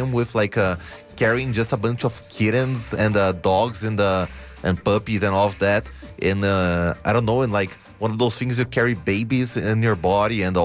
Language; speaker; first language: English; non-native, fluent; Portuguese